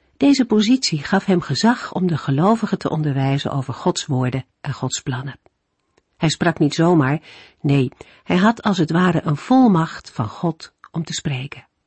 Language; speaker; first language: Dutch; native; Dutch